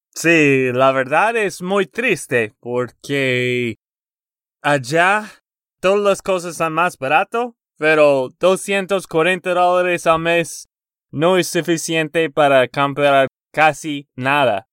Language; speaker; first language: Spanish; non-native, fluent; English